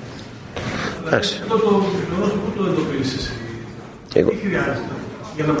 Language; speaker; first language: Greek; native; Greek